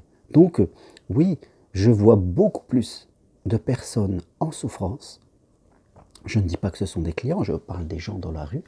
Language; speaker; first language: French; native; French